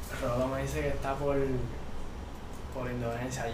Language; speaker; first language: Spanish; native; Spanish